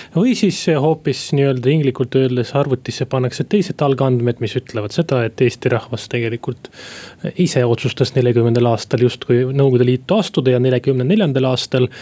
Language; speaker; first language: Estonian; non-native, local second language; Russian